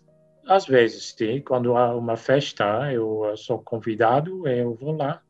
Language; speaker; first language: Portuguese; non-native, fluent; Dutch